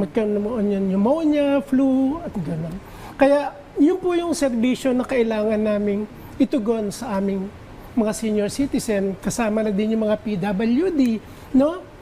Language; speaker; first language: Filipino; native; Filipino